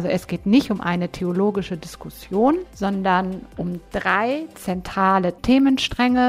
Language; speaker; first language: German; native; German